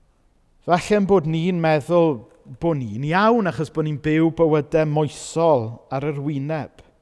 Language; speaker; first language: Welsh; native; Welsh